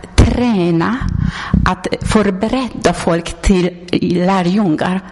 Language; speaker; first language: Swedish; non-native, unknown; Persian